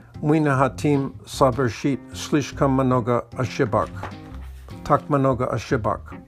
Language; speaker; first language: Russian; non-native, learner; English